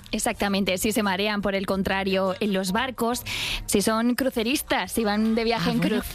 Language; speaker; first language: Spanish; native; Spanish